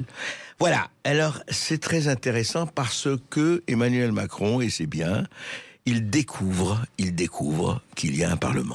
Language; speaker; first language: French; native; French